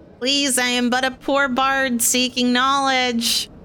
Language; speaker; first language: English; native; English